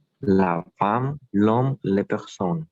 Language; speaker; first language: French; non-native, learner; Spanish